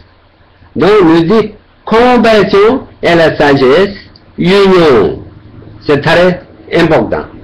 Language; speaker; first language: French; non-native, learner; Tibetan